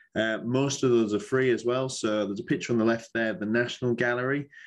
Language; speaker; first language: English; native; English